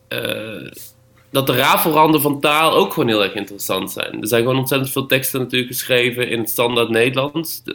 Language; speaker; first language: Dutch; native; Dutch